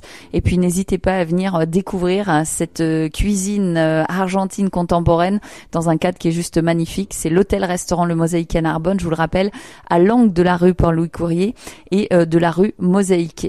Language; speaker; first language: French; native; French